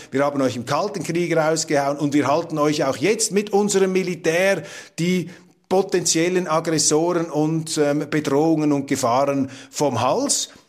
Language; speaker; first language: German; native; German